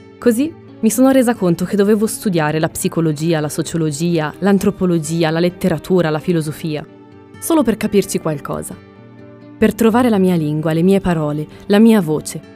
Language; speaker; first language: Italian; early bilingual, other home language; Spanish